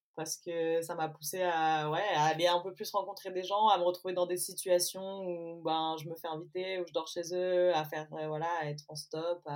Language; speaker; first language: French; native; French